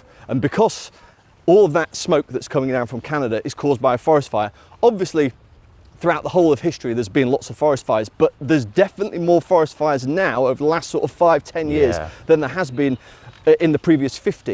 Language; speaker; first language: English; native; English